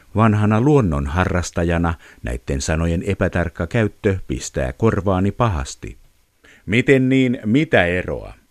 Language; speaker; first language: Finnish; native; Finnish